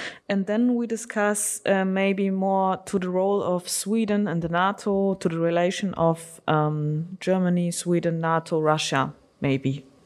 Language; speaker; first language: English; non-native, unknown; German